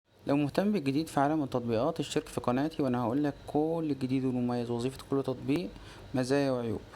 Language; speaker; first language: Arabic; native; Arabic